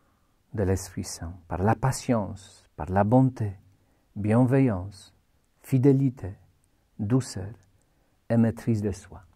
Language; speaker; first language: French; non-native, fluent; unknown